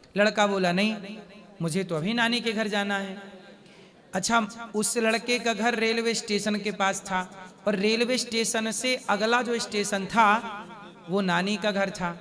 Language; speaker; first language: Hindi; native; Hindi